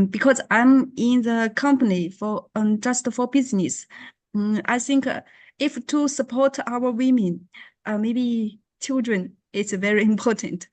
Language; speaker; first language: English; non-native, learner; Chinese